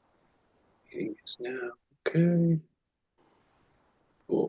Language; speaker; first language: English; native; English